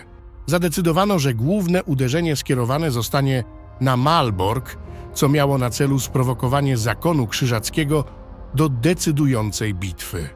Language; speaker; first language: Polish; native; Polish